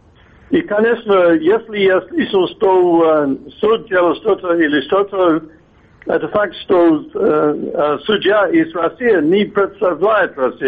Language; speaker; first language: Russian; non-native, fluent; English